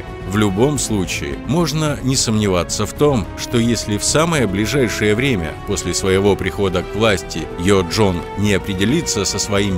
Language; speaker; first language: Russian; native; Russian